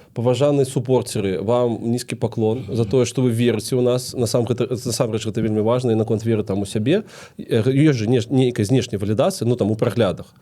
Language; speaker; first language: Belarusian; non-native, local second language; Russian